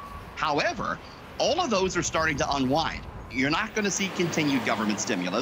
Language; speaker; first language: English; native; English